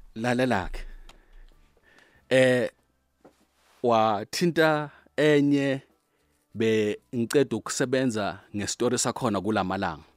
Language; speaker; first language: Zulu; native; Zulu